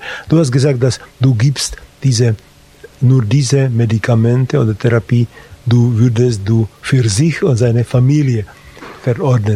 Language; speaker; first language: German; non-native, fluent; Slovak